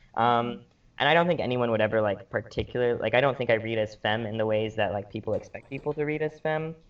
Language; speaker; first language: English; early bilingual, other home language; Arabic